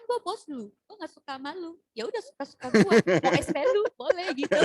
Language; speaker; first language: Indonesian; native; Indonesian